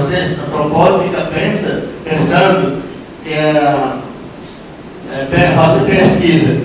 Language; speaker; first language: Portuguese; non-native, local second language; Yanomámi